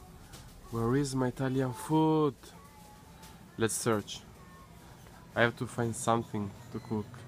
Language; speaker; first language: English; non-native, learner; Italian